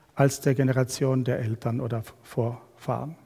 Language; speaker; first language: German; non-native, fluent; Spanish